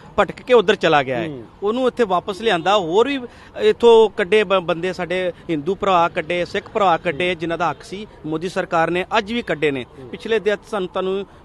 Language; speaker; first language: Punjabi; early bilingual, heritage; Punjabi